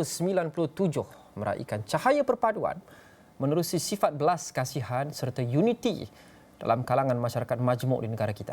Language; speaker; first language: Malay; native; Malay